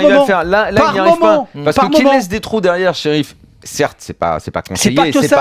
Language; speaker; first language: French; native; French